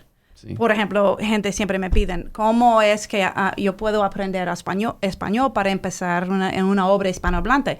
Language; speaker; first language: Spanish; non-native, fluent; English